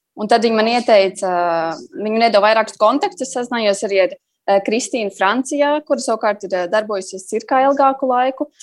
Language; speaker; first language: Latvian; native; Latvian